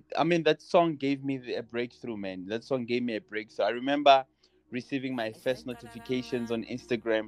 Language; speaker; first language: English; non-native, local second language; Zulu